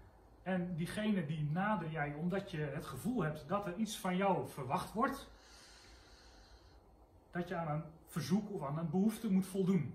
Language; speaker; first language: Dutch; native; Dutch